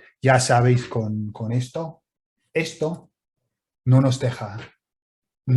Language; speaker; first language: Spanish; non-native, fluent; English